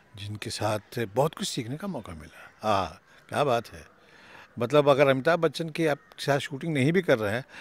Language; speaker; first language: Hindi; native; Hindi